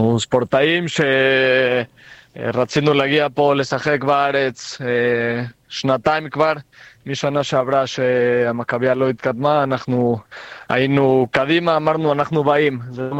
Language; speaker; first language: Hebrew; non-native, fluent; Spanish